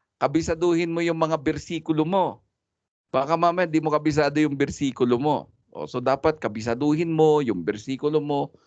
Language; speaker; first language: Filipino; non-native, local second language; Cebuano